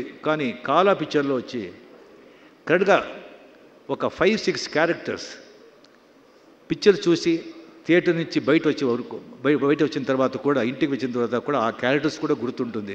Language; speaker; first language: Telugu; non-native, local second language; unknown